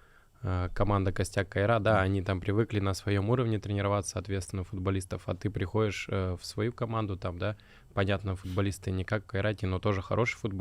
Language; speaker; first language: Russian; native; Russian